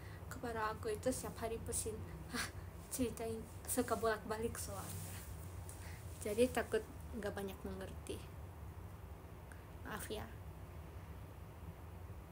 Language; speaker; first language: Indonesian; non-native, learner; Japanese